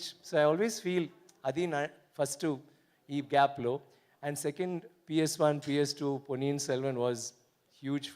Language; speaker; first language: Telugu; non-native, learner; Tamil